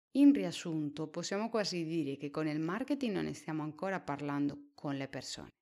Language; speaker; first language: Italian; non-native, fluent; Spanish